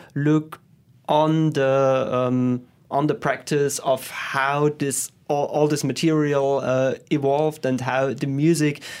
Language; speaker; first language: English; non-native, fluent; German